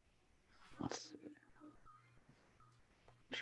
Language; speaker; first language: English; native; English